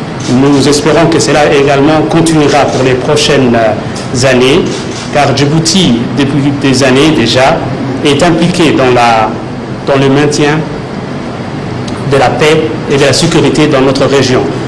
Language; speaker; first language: French; non-native, local second language; Somali